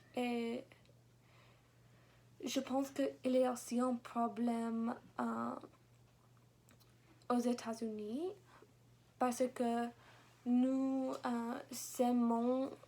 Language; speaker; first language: French; non-native, learner; English